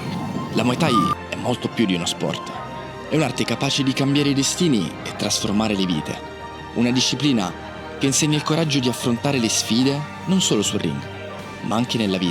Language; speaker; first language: Italian; native; Italian